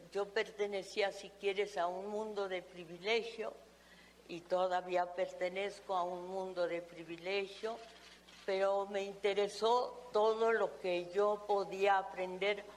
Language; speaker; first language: Spanish; early bilingual, other home language; French